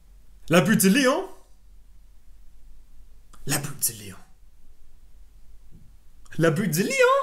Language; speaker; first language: French; non-native, fluent; English